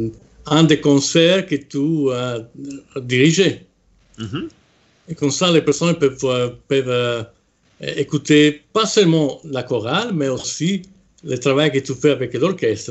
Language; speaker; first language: French; non-native, fluent; Italian